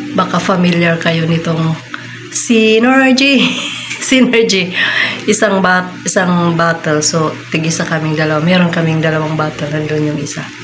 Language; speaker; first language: Filipino; non-native, local second language; Cebuano